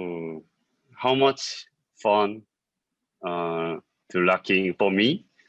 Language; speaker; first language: English; non-native, learner; Korean